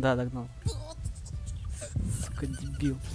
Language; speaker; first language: Russian; native; Russian